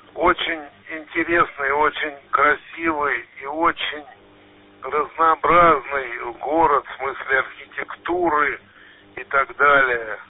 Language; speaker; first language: Russian; native; Russian